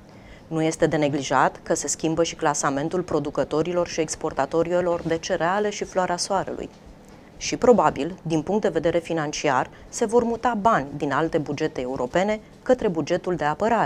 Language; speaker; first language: Romanian; native; Romanian